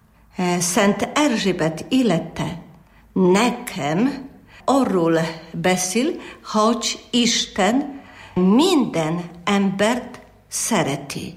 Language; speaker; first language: Hungarian; non-native, learner; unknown